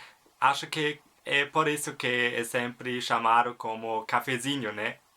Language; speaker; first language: Portuguese; non-native, fluent; German